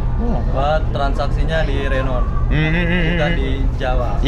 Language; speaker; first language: Indonesian; non-native, fluent; English